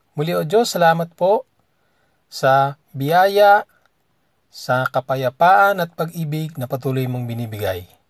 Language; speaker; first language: Filipino; native; Filipino